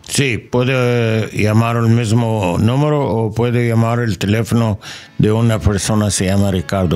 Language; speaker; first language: Spanish; non-native, learner; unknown